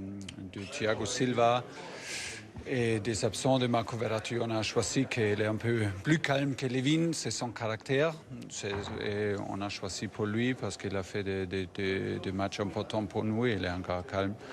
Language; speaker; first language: French; non-native, fluent; German